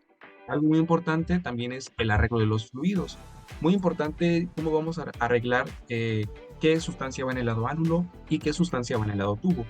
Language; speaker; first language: Spanish; native; Spanish